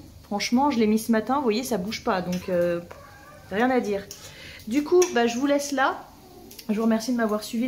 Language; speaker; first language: French; native; French